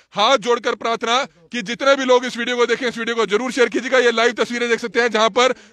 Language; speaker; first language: Hindi; native; Hindi